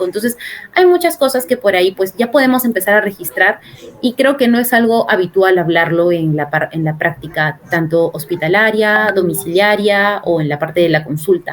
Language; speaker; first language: Spanish; native; Spanish